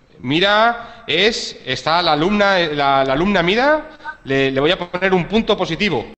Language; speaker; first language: Spanish; native; Spanish